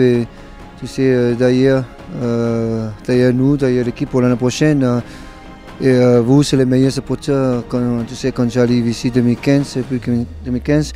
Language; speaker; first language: French; non-native, learner; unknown